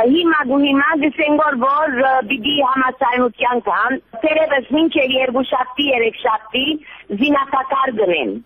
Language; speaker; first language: Armenian; early bilingual, heritage; Armenian